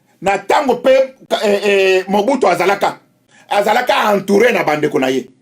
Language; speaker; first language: Lingala; non-native, local second language; Luba-Lulua